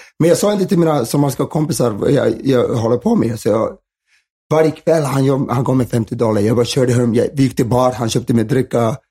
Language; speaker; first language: Swedish; early bilingual, other home language; Somali